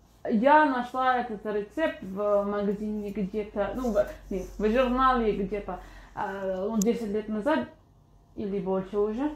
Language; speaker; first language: Russian; non-native, fluent; English